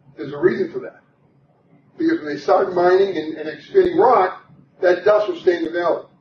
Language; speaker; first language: English; native; English